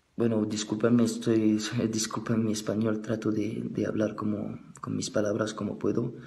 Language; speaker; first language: Spanish; non-native, fluent; French